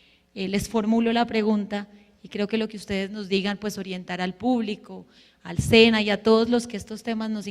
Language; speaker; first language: Spanish; native; Spanish